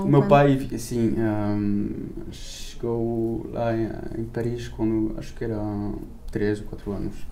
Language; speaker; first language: Portuguese; early bilingual, heritage; French